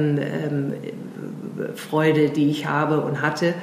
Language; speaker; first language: German; early bilingual, heritage; German